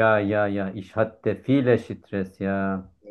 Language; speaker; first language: German; non-native, learner; Turkish